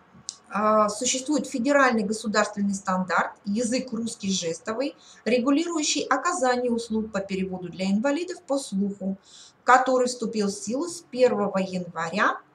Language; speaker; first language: Russian; native; Russian